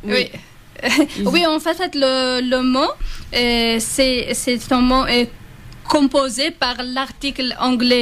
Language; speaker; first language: French; non-native, fluent; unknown